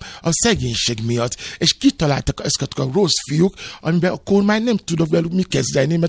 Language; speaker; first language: Hungarian; non-native, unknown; Yoruba